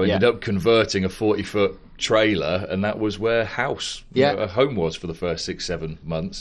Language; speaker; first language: English; native; English